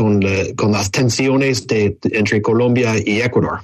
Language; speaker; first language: Spanish; non-native, fluent; English